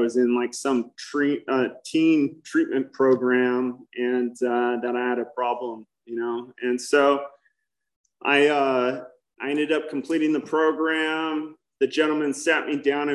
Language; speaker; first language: English; native; English